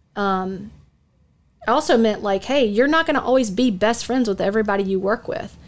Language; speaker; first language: English; native; English